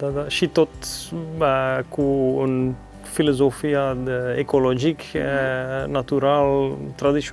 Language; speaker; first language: Romanian; non-native, learner; Dutch